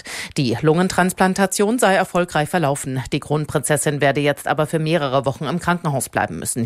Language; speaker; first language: German; native; German